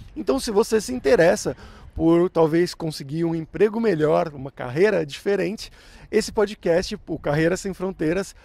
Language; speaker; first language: Portuguese; native; Portuguese